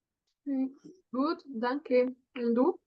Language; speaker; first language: German; non-native, learner; Spanish